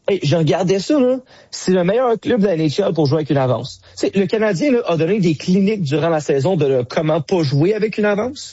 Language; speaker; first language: French; native; French